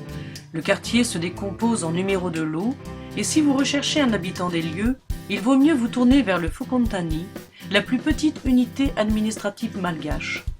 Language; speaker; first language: French; native; French